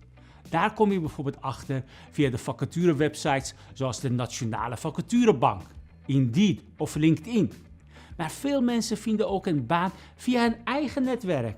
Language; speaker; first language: Dutch; non-native, fluent; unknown